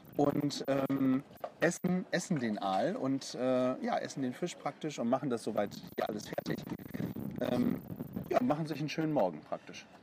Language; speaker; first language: German; native; German